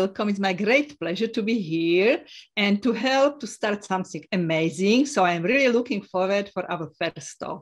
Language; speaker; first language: English; non-native, fluent; Slovak